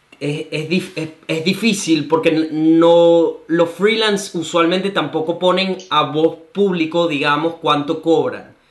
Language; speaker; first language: Spanish; native; Spanish